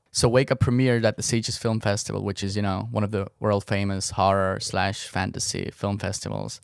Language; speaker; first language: English; non-native, fluent; Estonian